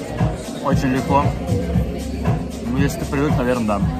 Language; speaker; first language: Russian; native; Russian